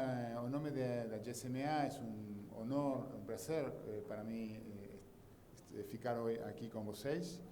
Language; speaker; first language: Portuguese; non-native, learner; Spanish